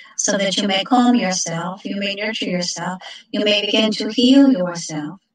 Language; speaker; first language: English; native; English